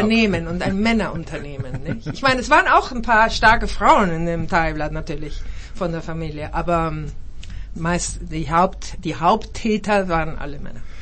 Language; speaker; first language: German; early bilingual, heritage; German